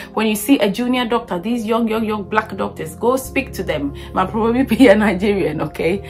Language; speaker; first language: English; non-native, local second language; Akan